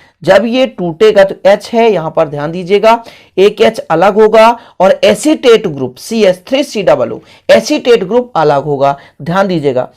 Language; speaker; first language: Hindi; native; Hindi